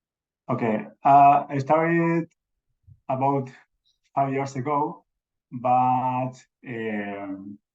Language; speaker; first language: English; non-native, learner; Spanish